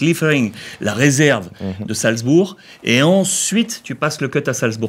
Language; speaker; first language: French; native; French